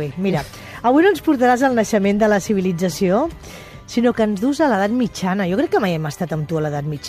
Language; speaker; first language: Catalan; native; Catalan